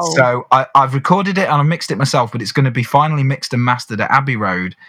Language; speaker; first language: English; native; English